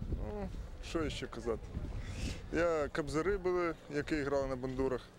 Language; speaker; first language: Ukrainian; non-native, local second language; Russian